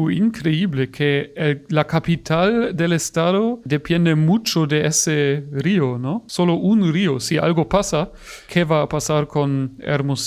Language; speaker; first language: Spanish; non-native, fluent; German